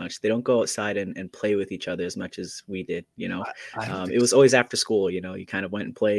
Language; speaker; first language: English; native; English